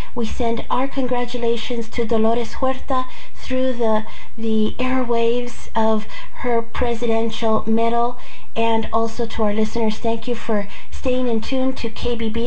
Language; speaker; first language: English; early bilingual, other home language; Spanish